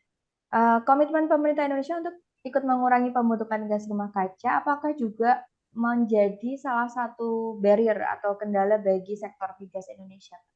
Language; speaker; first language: Indonesian; native; Indonesian